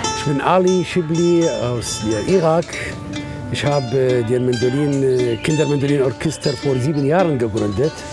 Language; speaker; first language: German; non-native, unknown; Arabic